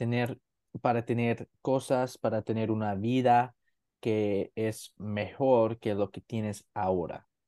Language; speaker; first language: Spanish; non-native, learner; English